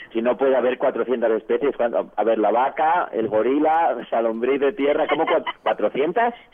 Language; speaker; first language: Spanish; native; Spanish